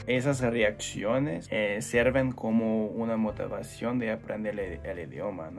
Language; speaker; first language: Spanish; non-native, fluent; English